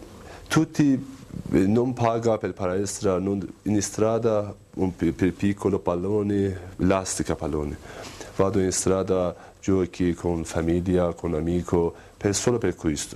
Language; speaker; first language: Italian; non-native, learner; Persian